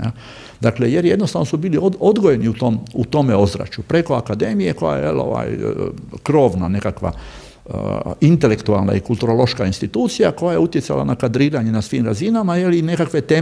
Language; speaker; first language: Croatian; native; Croatian